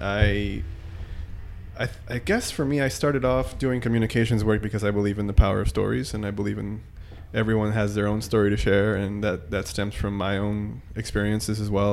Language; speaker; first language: English; native; English